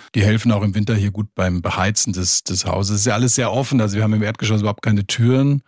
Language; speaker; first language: German; native; German